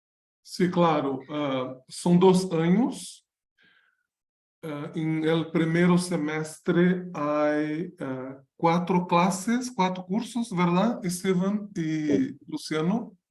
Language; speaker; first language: Spanish; non-native, learner; Portuguese